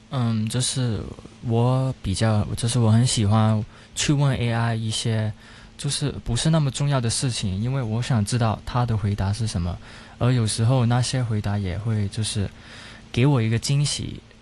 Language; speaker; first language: Chinese; non-native, local second language; Cantonese